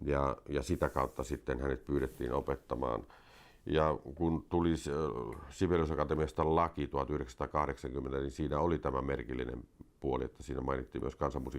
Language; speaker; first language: Finnish; native; Finnish